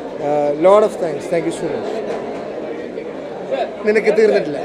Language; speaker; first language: Tamil; non-native, learner; Malayalam